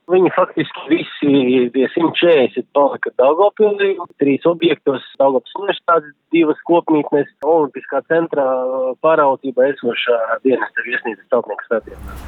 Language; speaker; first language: Latvian; non-native, local second language; Russian